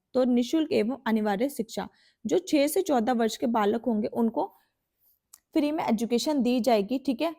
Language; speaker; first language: Hindi; native; Hindi